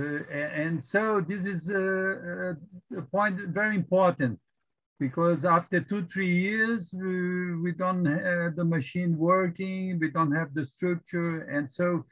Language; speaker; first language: English; non-native, fluent; Portuguese